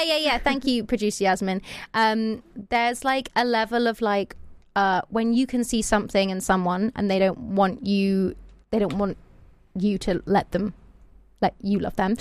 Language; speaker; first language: English; native; English